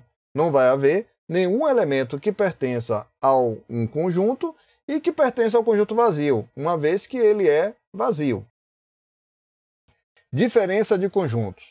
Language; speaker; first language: Portuguese; native; Portuguese